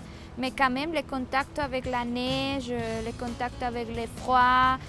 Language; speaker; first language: French; non-native, fluent; Spanish